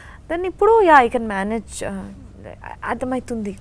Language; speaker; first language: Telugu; non-native, learner; Bangla